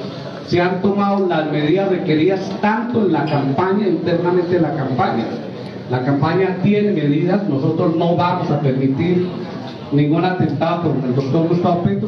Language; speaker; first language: Spanish; native; Spanish